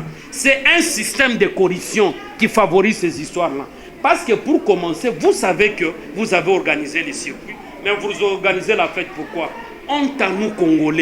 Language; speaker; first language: French; non-native, local second language; Lingala